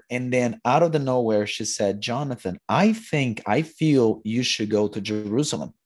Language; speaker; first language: English; non-native, fluent; Portuguese